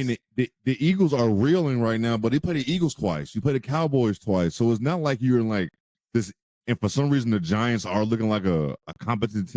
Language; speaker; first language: English; native; English